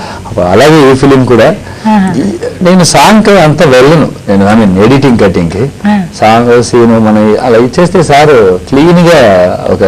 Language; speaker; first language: Telugu; non-native, learner; Tamil